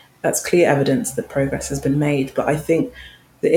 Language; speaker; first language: English; native; English